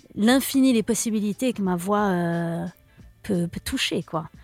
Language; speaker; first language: French; native; French